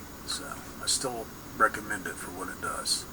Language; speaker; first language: English; native; English